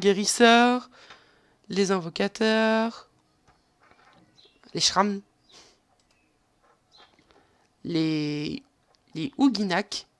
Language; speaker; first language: French; native; French